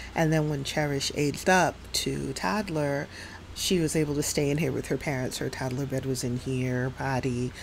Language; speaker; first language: English; native; English